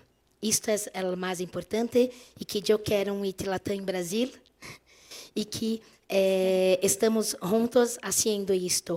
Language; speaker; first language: Spanish; non-native, fluent; Portuguese